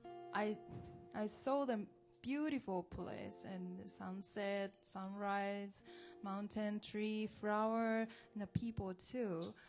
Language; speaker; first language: English; non-native, learner; Japanese